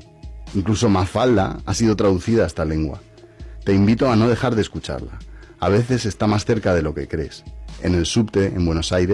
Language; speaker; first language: Spanish; native; Spanish